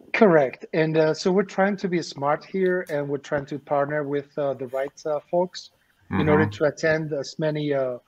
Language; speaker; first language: English; non-native, fluent; Spanish